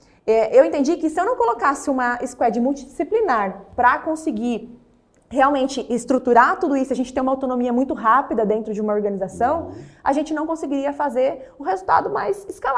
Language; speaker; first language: Portuguese; native; Portuguese